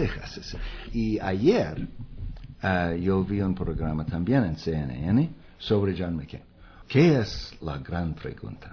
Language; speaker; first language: Spanish; non-native, fluent; English